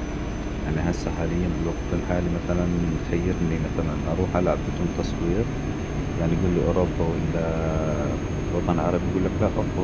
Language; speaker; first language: Arabic; native; Arabic